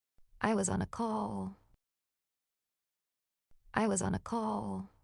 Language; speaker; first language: English; non-native, fluent; Portuguese